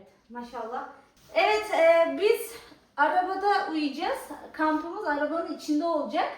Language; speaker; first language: Turkish; native; Turkish